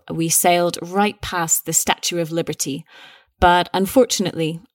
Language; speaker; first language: English; native; English